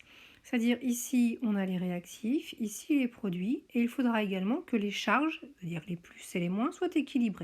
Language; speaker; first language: French; native; French